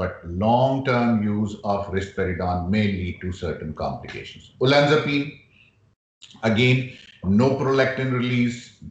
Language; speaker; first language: English; non-native, local second language; Urdu